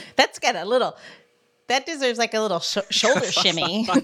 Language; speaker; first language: English; native; English